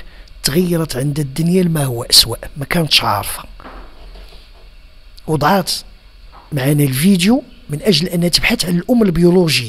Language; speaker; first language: Arabic; native; Arabic